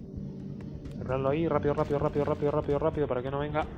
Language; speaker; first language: Spanish; native; Spanish